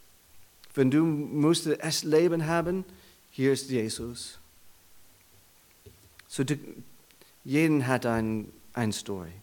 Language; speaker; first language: German; non-native, learner; English